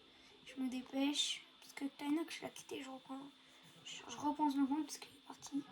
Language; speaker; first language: French; native; French